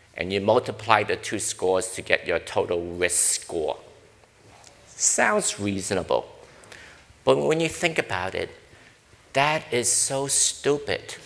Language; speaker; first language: English; native; English